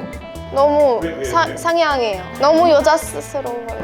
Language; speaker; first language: Korean; non-native, learner; Russian